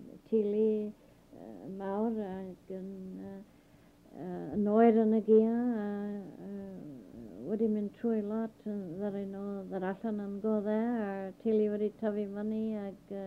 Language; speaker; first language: Welsh; early bilingual, heritage; Welsh